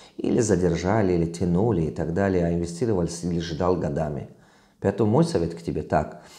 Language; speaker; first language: Russian; non-native, local second language; Tajik